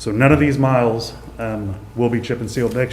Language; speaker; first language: English; native; English